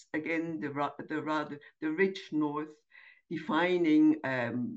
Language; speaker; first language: English; non-native, fluent; German